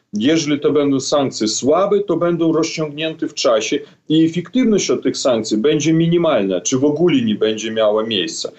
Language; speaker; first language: Polish; non-native, fluent; Belarusian